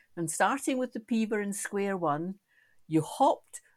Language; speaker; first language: English; native; English